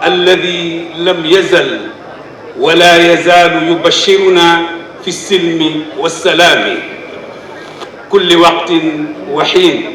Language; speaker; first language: Arabic; non-native, fluent; Wolof